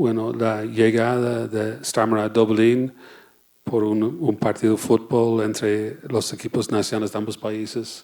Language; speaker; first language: Spanish; non-native, fluent; English